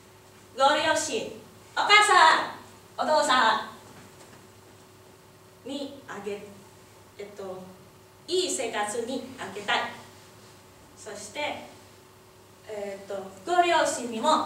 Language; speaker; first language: Japanese; non-native, learner; Indonesian